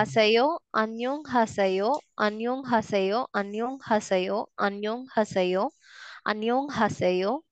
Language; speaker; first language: Korean; non-native, learner; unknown